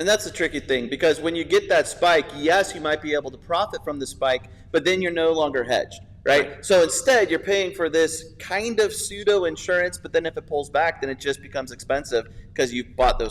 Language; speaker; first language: English; native; English